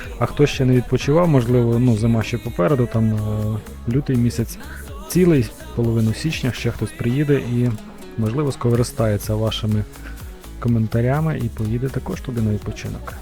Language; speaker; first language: Ukrainian; native; Ukrainian